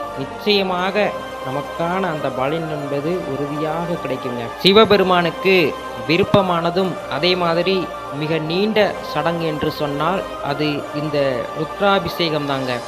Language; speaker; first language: Tamil; native; Tamil